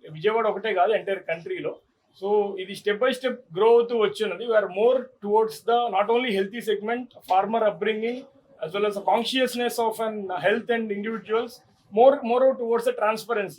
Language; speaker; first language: Telugu; native; Telugu